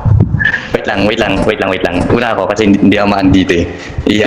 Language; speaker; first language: Filipino; native; Filipino